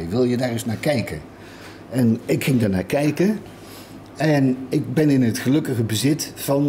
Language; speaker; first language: Dutch; native; Dutch